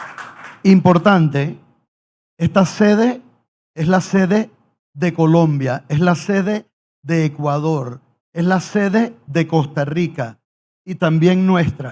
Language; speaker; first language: Spanish; native; Spanish